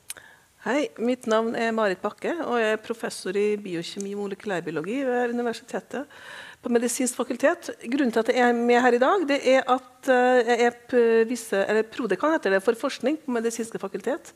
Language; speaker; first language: Norwegian; native; Norwegian